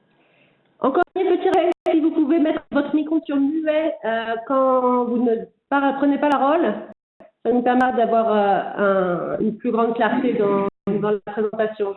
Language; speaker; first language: French; native; French